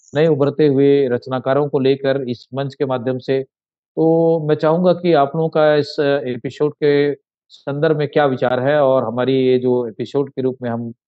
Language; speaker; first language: Hindi; native; Hindi